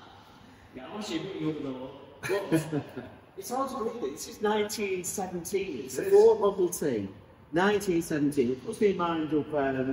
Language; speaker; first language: English; native; English